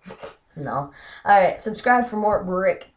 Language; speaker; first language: English; native; English